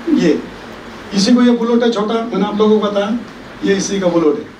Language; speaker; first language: Hindi; non-native, local second language; Marathi